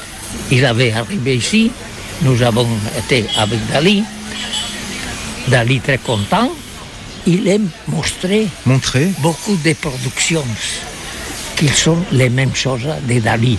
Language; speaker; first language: French; non-native, learner; Catalan